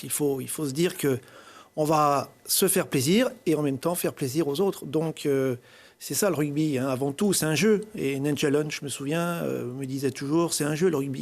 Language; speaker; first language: French; native; French